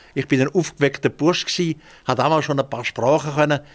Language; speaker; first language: German; native; German